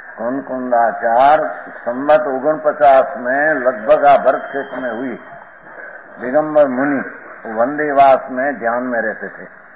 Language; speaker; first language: Hindi; non-native, local second language; Gujarati